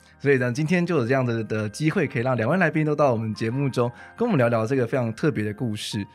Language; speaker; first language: Chinese; native; Chinese